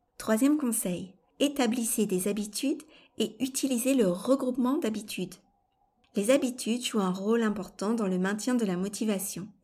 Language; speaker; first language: French; native; French